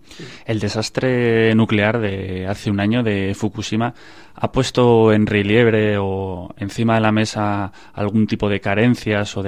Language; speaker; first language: Spanish; native; Spanish